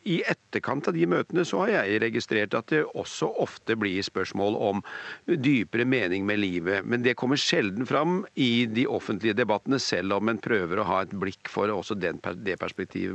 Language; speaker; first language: Norwegian; native; Norwegian